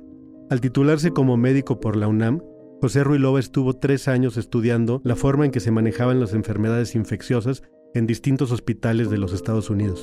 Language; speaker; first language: Spanish; native; Spanish